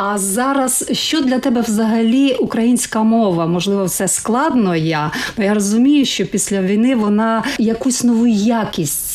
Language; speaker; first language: Ukrainian; native; Ukrainian